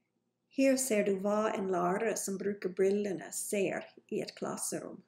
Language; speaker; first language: Norwegian; non-native, fluent; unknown